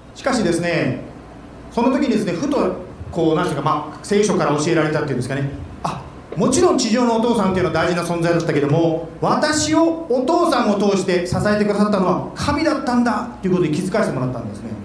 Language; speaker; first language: Japanese; native; Japanese